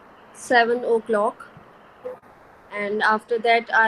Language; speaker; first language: English; non-native, learner; Hindi